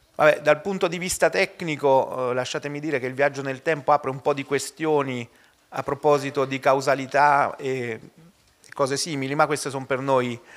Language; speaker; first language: Italian; native; Italian